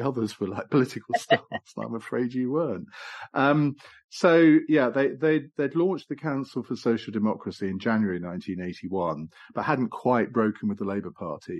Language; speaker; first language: English; native; English